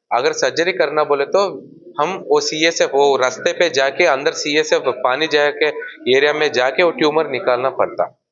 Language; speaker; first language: Hindi; non-native, local second language; Telugu